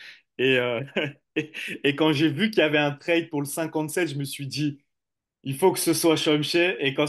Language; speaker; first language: French; native; French